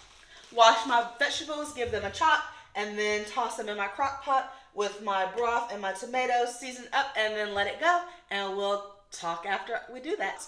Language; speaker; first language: English; native; English